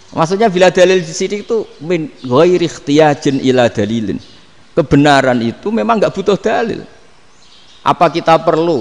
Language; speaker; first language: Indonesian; non-native, local second language; Javanese